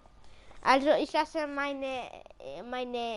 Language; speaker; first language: German; early bilingual, other home language; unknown